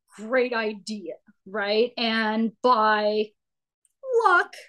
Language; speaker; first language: English; native; English